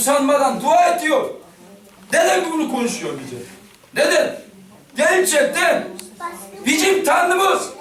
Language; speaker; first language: Turkish; non-native, learner; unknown